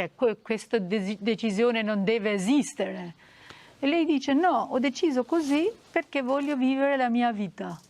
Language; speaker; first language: Italian; non-native, fluent; Albanian